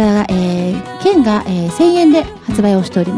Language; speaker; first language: Japanese; native; Japanese